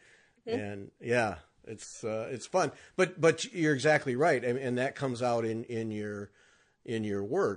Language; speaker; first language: English; native; English